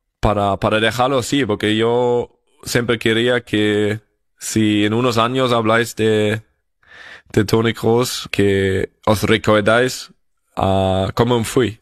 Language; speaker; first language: Spanish; non-native, fluent; German